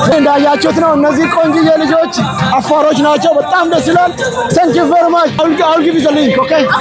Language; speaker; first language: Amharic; native; Amharic